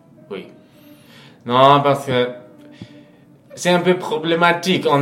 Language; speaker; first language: French; non-native, fluent; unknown